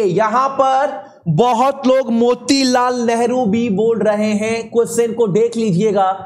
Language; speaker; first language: Hindi; native; Hindi